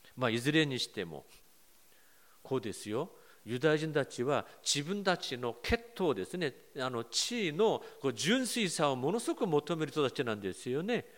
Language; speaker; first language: Japanese; non-native, fluent; Korean